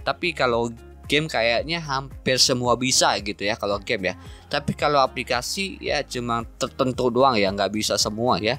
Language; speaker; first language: Indonesian; native; Indonesian